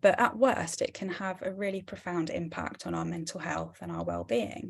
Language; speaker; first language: English; native; English